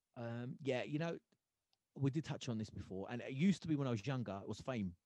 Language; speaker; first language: English; early bilingual, other home language; Punjabi